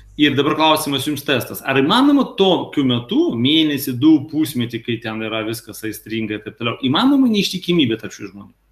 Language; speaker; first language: Lithuanian; non-native, local second language; Russian